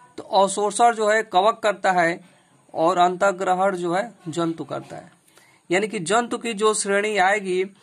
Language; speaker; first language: Hindi; native; Hindi